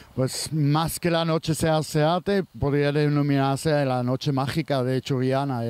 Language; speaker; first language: Spanish; non-native, fluent; Swiss German